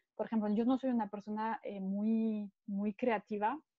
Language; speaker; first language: Spanish; non-native, fluent; French